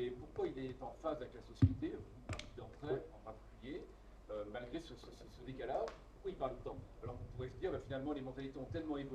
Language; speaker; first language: French; native; French